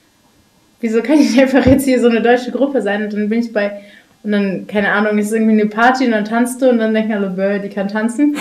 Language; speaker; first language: German; native; German